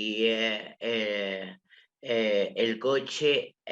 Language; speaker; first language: Spanish; non-native, local second language; Catalan